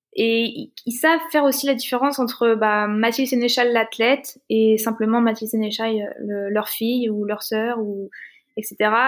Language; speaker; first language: French; native; French